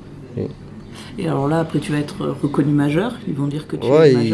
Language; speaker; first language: French; native; French